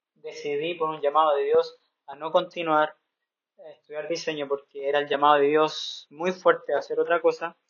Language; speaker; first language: Spanish; native; Spanish